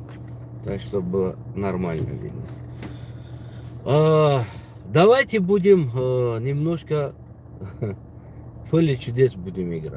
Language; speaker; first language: Russian; non-native, local second language; Tajik